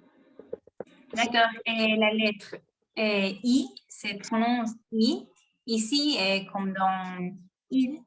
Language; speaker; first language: French; non-native, learner; Spanish